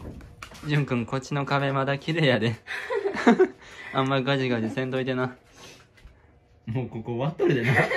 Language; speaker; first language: Japanese; native; Japanese